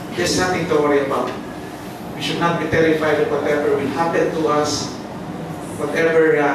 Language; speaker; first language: English; non-native, local second language; Filipino